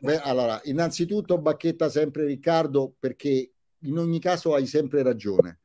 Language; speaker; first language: Italian; native; Italian